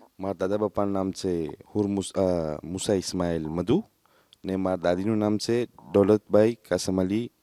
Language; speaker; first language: Gujarati; early bilingual, heritage; Gujarati